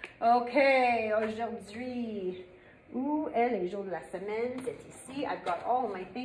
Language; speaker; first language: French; non-native, fluent; English